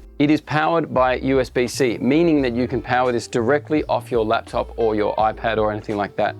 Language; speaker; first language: English; native; English